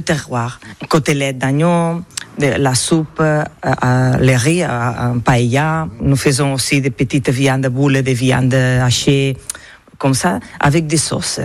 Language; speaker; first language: French; non-native, learner; Catalan